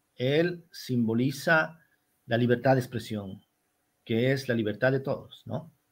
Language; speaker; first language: Spanish; native; Spanish